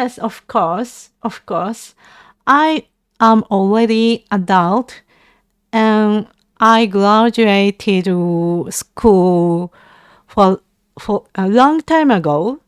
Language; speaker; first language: English; non-native, learner; Japanese